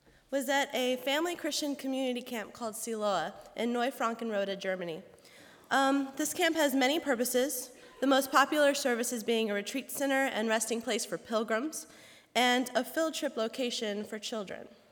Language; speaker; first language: English; native; English